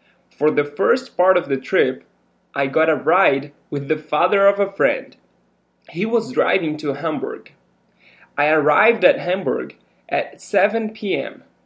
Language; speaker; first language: English; non-native, fluent; Portuguese